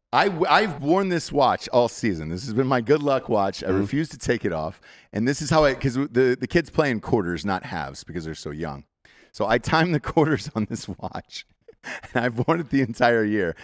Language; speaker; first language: English; native; English